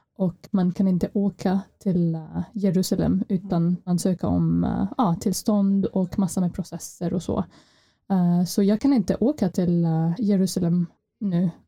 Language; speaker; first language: Swedish; non-native, fluent; Arabic